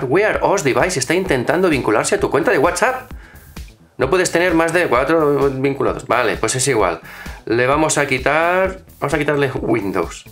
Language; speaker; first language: Spanish; native; Spanish